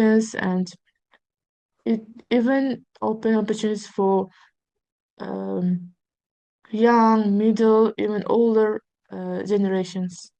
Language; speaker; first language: English; non-native, fluent; Uzbek